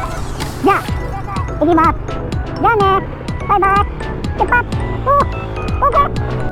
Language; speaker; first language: Japanese; native; Japanese